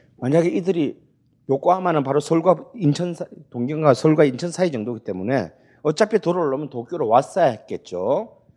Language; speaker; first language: Korean; native; Korean